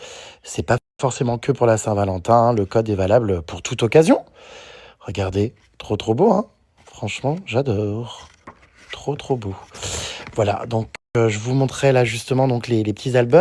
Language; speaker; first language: French; native; French